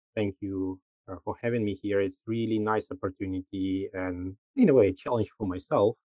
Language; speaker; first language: English; non-native, fluent; Russian